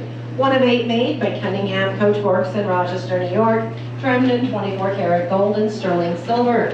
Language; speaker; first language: English; native; English